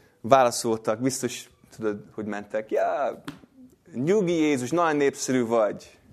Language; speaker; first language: Hungarian; non-native, fluent; English